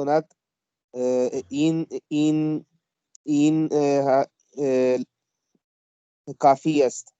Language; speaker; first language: Persian; non-native, learner; Urdu